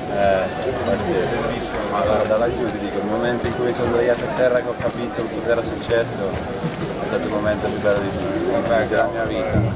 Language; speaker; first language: Italian; native; Italian